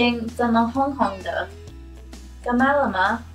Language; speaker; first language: Chinese; non-native, learner; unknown